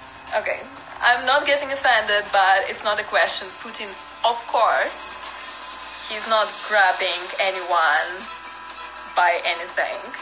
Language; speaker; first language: English; non-native, fluent; Russian